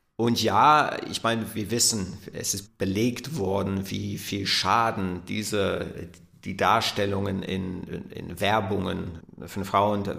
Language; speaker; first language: German; non-native, fluent; English